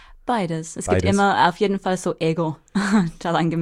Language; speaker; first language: German; non-native, fluent; English